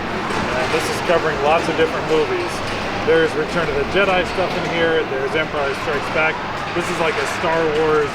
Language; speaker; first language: English; native; English